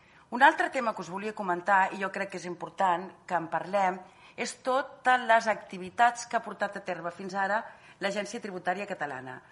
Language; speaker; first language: Catalan; native; Catalan